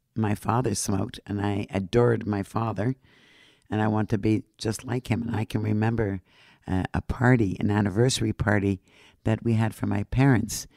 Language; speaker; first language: English; non-native, fluent; Dutch